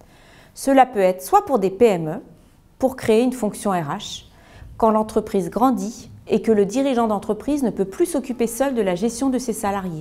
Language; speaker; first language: French; native; French